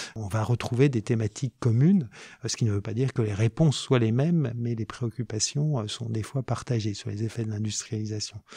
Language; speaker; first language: French; native; French